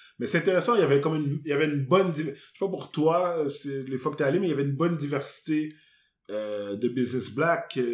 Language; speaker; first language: French; native; French